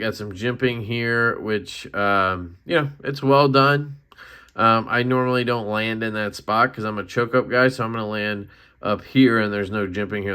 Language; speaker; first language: English; native; English